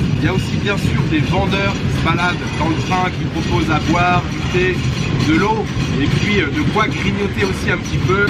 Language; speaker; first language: French; native; French